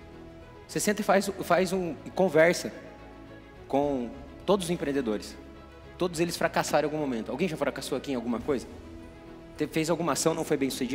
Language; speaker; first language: Portuguese; native; Portuguese